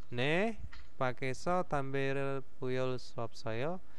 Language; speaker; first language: Korean; non-native, fluent; Indonesian